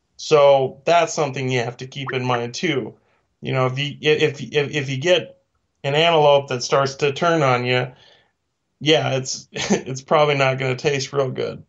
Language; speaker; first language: English; native; English